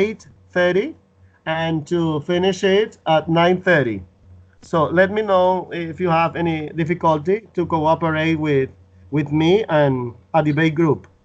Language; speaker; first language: English; non-native, fluent; Spanish